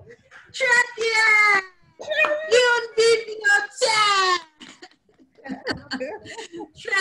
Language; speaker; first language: French; non-native, fluent; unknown